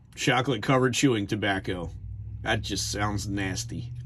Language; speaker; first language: English; native; English